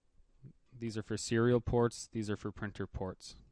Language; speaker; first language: English; native; English